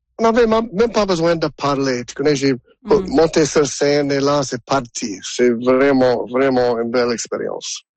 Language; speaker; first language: French; non-native, local second language; English